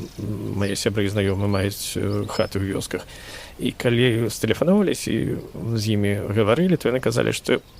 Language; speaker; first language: Belarusian; native; Belarusian